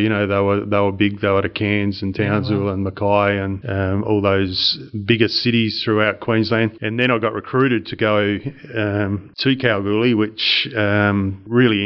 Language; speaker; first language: English; native; English